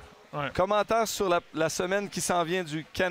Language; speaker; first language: French; native; French